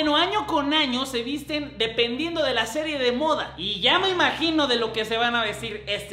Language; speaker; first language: Spanish; native; Spanish